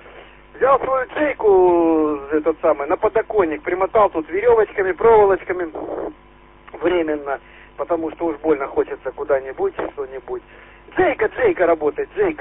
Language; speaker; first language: Russian; native; Russian